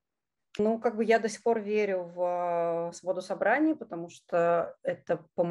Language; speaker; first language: Russian; native; Russian